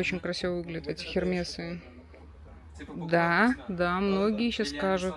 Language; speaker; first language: Russian; native; Russian